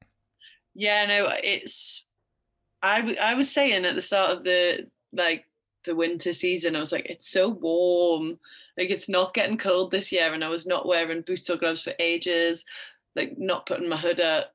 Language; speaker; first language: English; native; English